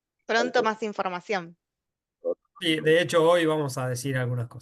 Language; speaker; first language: Spanish; native; Spanish